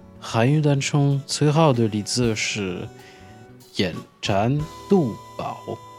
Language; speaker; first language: Chinese; non-native, fluent; French